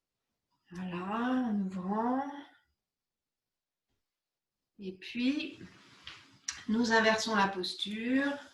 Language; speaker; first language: French; native; French